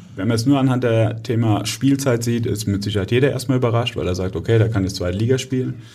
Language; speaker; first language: German; native; German